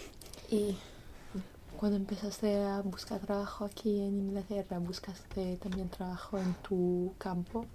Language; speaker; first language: Spanish; non-native, learner; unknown